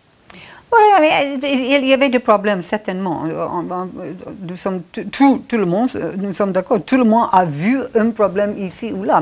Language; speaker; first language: French; non-native, fluent; English